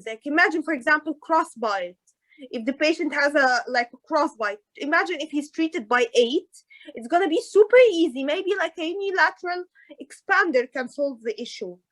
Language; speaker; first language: English; non-native, fluent; Arabic